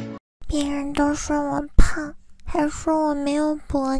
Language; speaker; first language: Chinese; native; Chinese